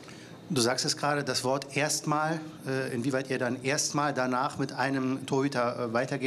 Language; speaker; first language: German; native; German